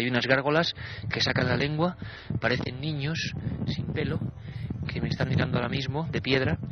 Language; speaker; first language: Spanish; native; Spanish